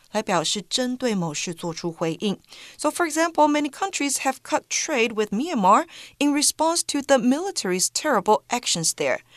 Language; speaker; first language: English; non-native, fluent; Chinese